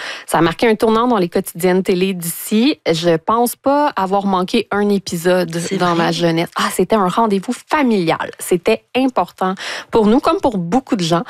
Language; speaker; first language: French; native; French